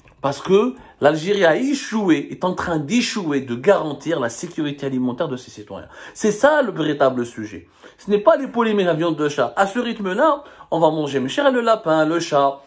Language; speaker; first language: French; non-native, local second language; Arabic